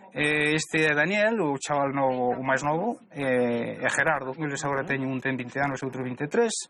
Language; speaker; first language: Galician; native; Galician